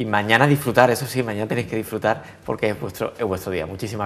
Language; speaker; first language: Spanish; native; Spanish